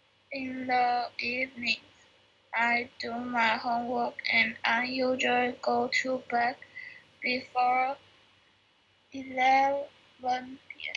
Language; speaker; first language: English; non-native, learner; Chinese